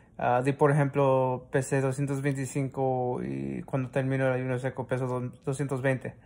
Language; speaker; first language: Spanish; early bilingual, heritage; Spanish